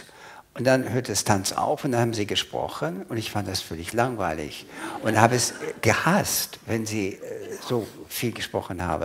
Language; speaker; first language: German; non-native, fluent; English